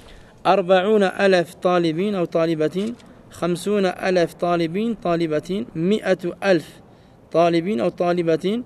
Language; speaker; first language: Arabic; non-native, fluent; French